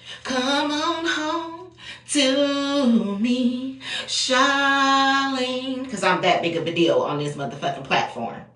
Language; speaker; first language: English; native; English